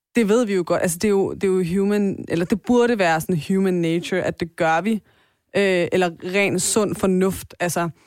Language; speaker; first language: Danish; early bilingual, other home language; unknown